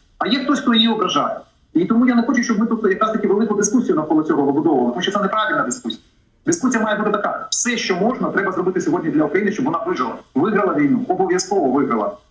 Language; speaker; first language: Ukrainian; native; Ukrainian